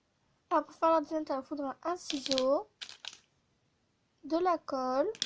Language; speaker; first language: French; native; French